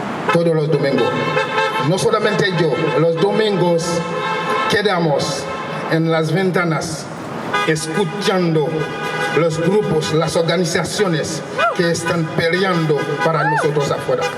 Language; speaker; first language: Spanish; non-native, local second language; Haitian Creole